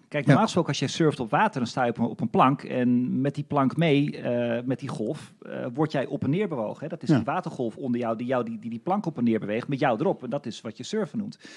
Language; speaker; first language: Dutch; native; Dutch